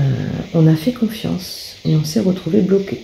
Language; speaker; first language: French; native; French